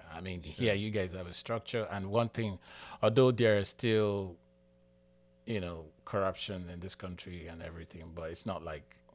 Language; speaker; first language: English; non-native, local second language; Igbo